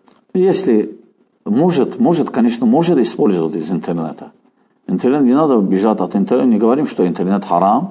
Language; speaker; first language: Russian; non-native, fluent; Azerbaijani